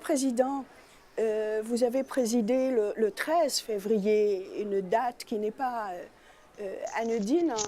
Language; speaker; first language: French; native; French